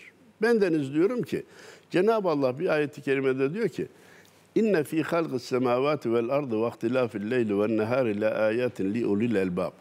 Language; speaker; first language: Turkish; native; Turkish